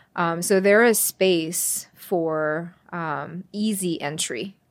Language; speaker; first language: English; early bilingual, other home language; Chinese